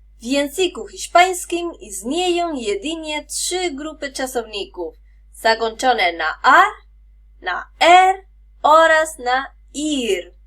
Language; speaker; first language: Polish; non-native, fluent; Spanish